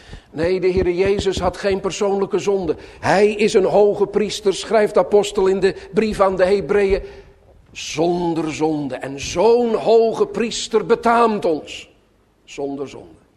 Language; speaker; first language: Dutch; native; Dutch